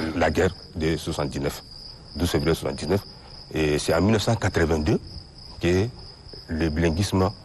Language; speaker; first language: French; non-native, local second language; Arabic